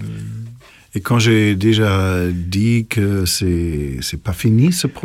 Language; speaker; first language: French; non-native, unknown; German